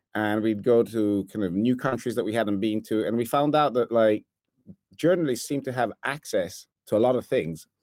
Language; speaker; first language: English; non-native, fluent; Italian